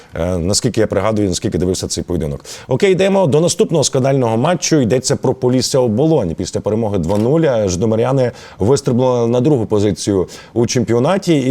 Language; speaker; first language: Ukrainian; native; Ukrainian